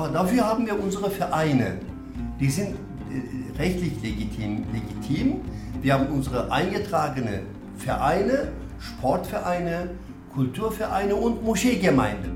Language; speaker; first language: German; non-native, fluent; Turkish